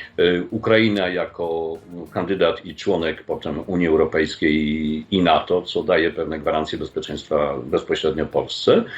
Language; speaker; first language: Polish; native; Polish